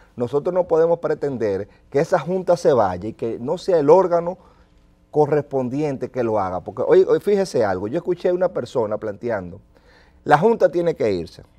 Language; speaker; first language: Spanish; native; Spanish